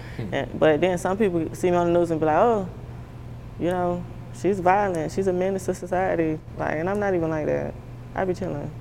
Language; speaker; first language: English; native; English